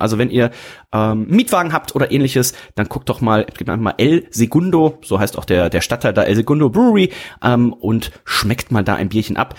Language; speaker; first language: German; native; German